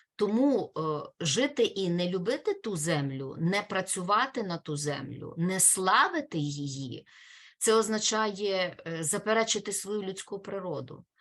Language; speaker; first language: Ukrainian; native; Ukrainian